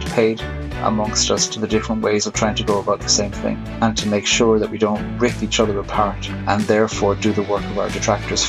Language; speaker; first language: English; native; English